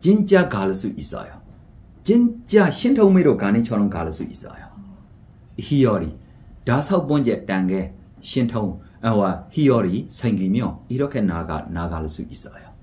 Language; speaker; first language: Korean; non-native, fluent; Burmese